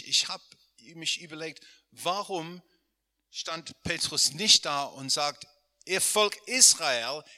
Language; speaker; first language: German; non-native, fluent; English